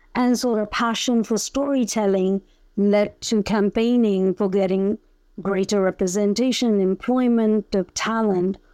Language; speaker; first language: English; early bilingual, other home language; Punjabi